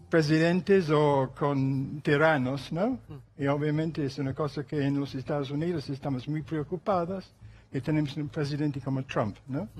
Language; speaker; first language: Spanish; non-native, fluent; English